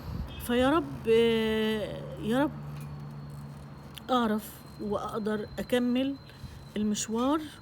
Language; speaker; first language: Arabic; native; Arabic